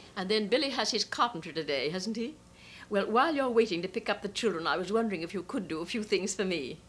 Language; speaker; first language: English; native; English